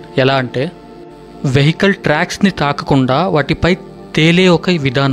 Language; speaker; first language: Telugu; native; Telugu